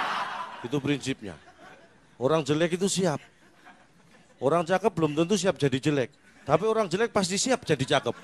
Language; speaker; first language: Indonesian; native; Indonesian